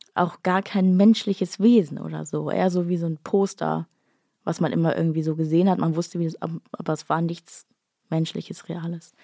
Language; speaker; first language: German; native; German